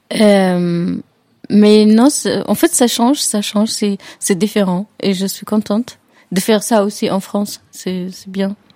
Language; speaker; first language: French; non-native, fluent; Arabic